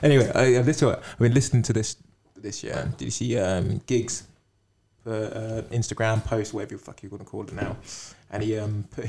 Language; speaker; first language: English; native; English